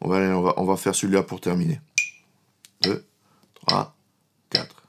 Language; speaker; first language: French; native; French